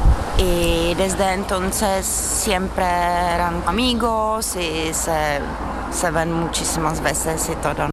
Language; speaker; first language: Spanish; non-native, fluent; Czech